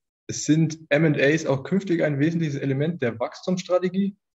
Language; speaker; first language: German; native; German